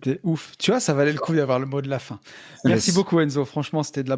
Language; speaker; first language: French; native; French